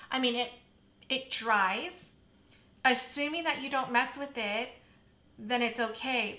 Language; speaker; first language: English; native; English